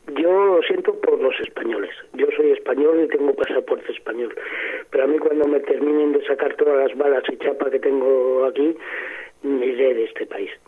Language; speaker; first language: Spanish; native; Spanish